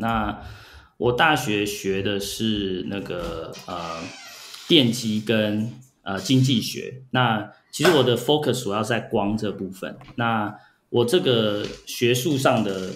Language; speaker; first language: Chinese; early bilingual, heritage; Chinese